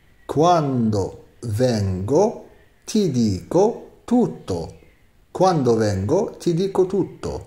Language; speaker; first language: Italian; non-native, fluent; Arabic